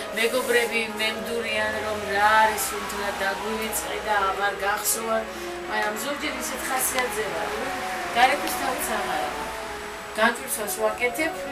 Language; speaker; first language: Georgian; native; Georgian